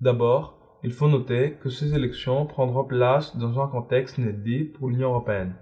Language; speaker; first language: French; non-native, learner; Greek